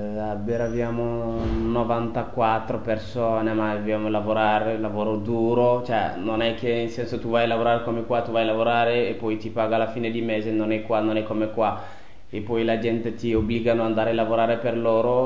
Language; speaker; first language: Italian; non-native, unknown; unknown